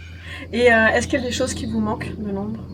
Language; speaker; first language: French; native; French